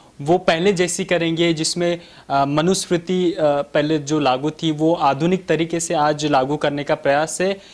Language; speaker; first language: Hindi; non-native, local second language; Marathi